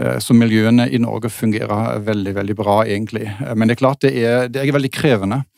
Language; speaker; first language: Norwegian; non-native, fluent; German